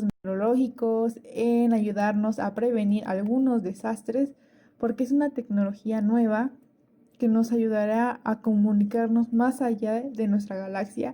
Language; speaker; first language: Spanish; native; Spanish